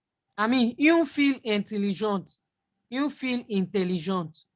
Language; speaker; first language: French; non-native, fluent; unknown